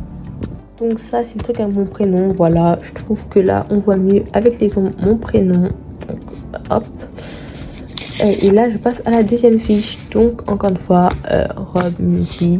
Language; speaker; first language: French; native; French